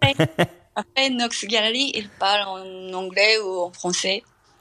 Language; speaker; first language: French; non-native, fluent; Japanese